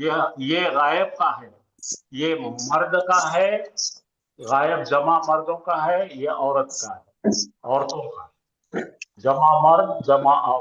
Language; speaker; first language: Hindi; native; Hindi